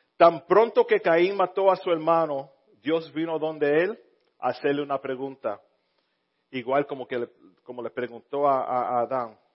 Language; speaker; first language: Spanish; early bilingual, heritage; Spanish